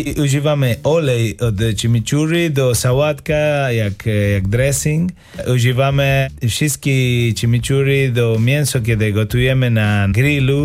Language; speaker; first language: Polish; non-native, learner; Spanish